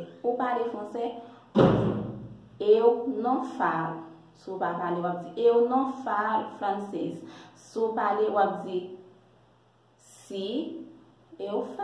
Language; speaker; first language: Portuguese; non-native, learner; Haitian Creole